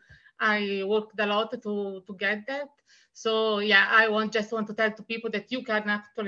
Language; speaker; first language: English; non-native, fluent; Italian